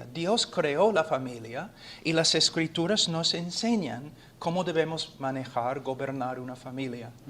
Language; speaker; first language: Spanish; non-native, fluent; English